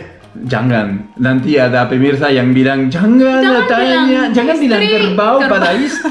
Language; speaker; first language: Indonesian; non-native, learner; French